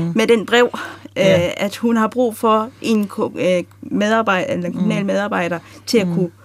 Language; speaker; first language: Danish; native; Danish